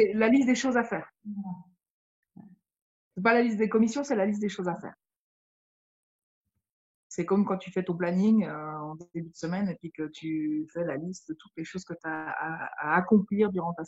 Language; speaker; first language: French; native; French